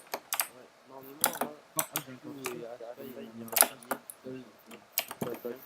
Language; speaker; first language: French; native; French